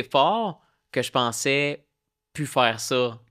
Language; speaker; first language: French; native; French